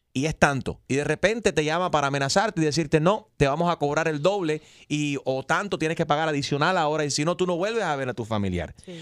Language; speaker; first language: Spanish; early bilingual, heritage; Spanish